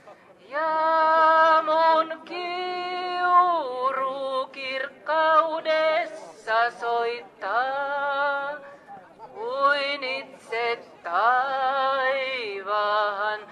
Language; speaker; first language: Finnish; native; Finnish